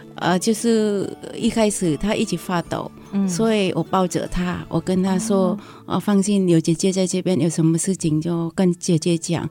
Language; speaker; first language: Chinese; non-native, learner; Vietnamese